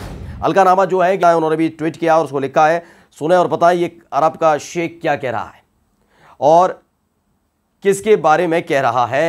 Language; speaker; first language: Hindi; native; Hindi